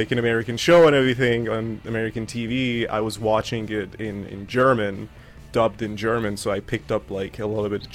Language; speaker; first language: English; non-native, fluent; Persian